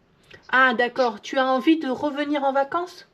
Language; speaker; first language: French; native; French